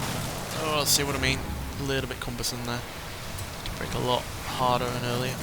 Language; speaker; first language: English; native; English